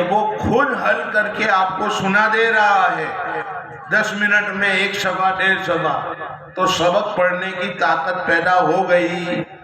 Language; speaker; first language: Urdu; non-native, local second language; Gujarati